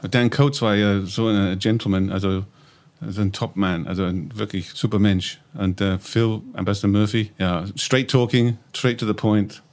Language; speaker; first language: German; non-native, fluent; English